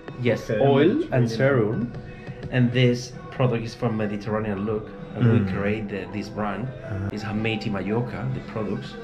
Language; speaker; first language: English; non-native, learner; Spanish